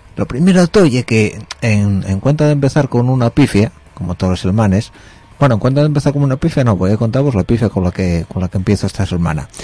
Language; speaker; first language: Spanish; native; Spanish